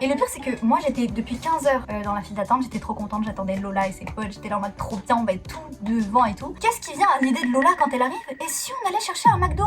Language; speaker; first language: French; native; French